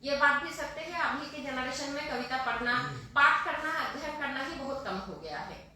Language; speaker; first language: Hindi; non-native, local second language; Bangla